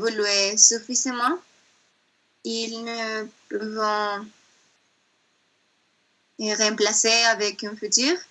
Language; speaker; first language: French; non-native, learner; Spanish